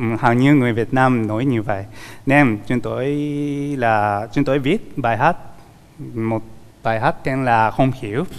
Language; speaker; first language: Vietnamese; non-native, learner; Japanese